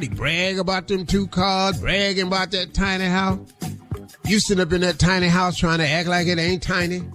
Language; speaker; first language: English; native; English